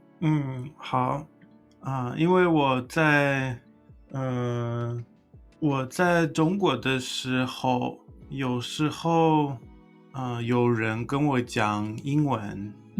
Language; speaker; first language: Chinese; non-native, fluent; English